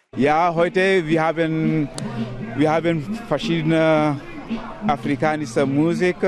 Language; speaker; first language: German; non-native, learner; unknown